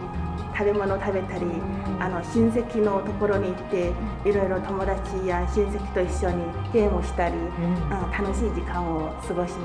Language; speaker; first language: Japanese; non-native, fluent; Chinese